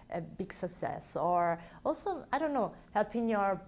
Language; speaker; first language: English; non-native, fluent; Italian